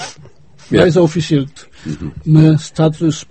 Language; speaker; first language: Danish; non-native, fluent; Polish